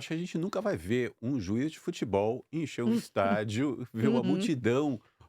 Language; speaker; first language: Portuguese; native; Portuguese